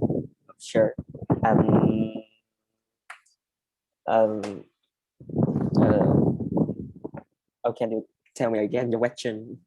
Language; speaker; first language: English; non-native, learner; Vietnamese